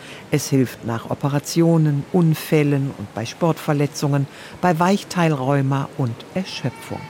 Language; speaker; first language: German; native; German